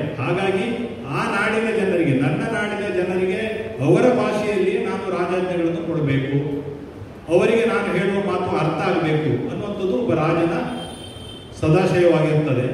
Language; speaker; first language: Kannada; native; Kannada